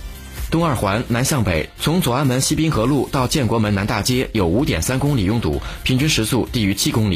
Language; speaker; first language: Chinese; native; Chinese